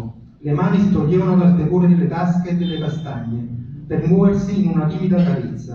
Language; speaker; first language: Italian; native; Italian